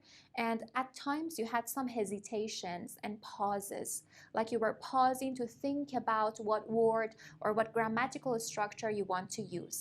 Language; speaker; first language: English; non-native, fluent; Persian